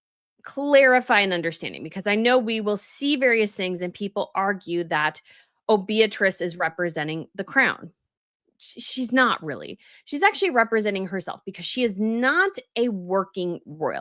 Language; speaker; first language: English; native; English